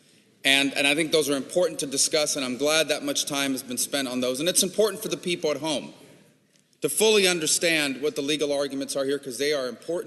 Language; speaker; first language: English; native; English